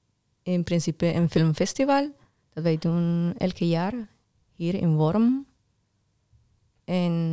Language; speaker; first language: Dutch; non-native, learner; Spanish